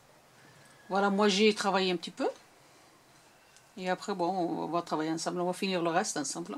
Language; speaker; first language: French; non-native, local second language; Arabic